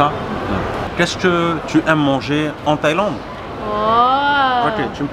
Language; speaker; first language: French; native; French